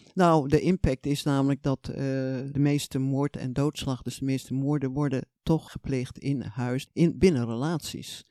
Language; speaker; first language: Dutch; native; Dutch